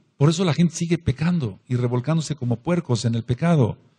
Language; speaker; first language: Spanish; native; Spanish